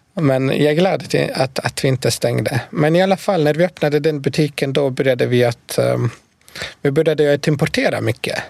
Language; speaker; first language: Swedish; non-native, fluent; Bosnian